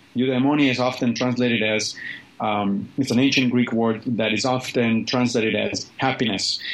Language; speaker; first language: English; non-native, fluent; Italian